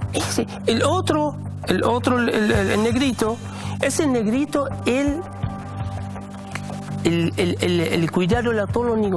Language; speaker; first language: Spanish; non-native, learner; Arabic